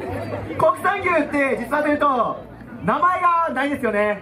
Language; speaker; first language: Japanese; native; Japanese